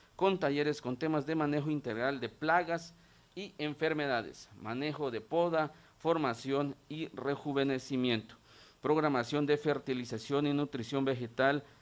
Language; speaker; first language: Spanish; non-native, local second language; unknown